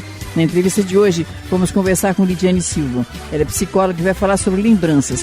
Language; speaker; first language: Portuguese; native; Portuguese